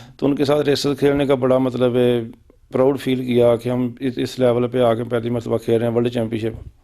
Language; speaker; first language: Urdu; non-native, local second language; Punjabi